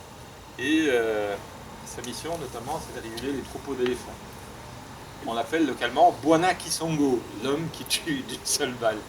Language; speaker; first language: French; native; French